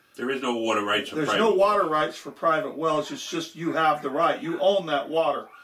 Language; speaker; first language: English; native; English